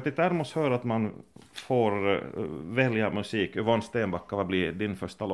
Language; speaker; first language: Swedish; native; Swedish